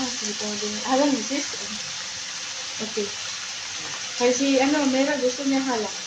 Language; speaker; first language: Filipino; non-native, local second language; Cebuano